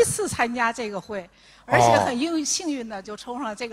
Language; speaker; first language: Chinese; native; Chinese